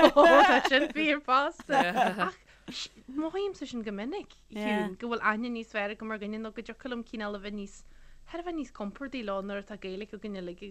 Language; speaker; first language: Irish; native; Irish